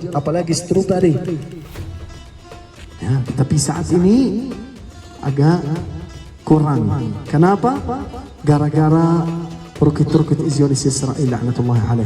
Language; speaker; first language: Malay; non-native, fluent; Arabic